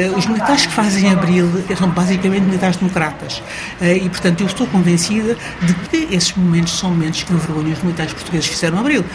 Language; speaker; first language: Portuguese; native; Portuguese